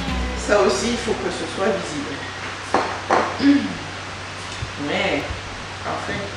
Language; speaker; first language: French; native; French